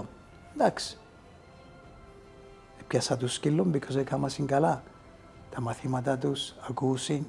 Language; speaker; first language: Greek; early bilingual, heritage; Greek